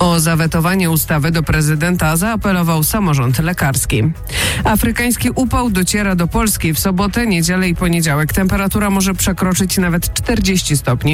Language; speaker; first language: Polish; native; Polish